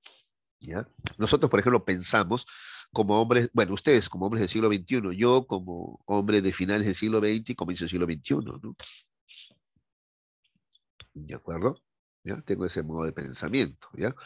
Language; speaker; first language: Spanish; native; Spanish